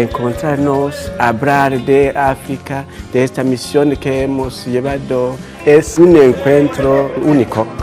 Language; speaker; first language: Spanish; non-native, local second language; Kinyarwanda